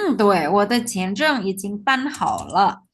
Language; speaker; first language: Chinese; non-native, fluent; Indonesian